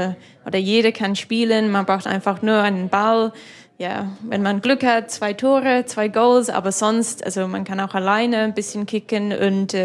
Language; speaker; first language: German; non-native, fluent; English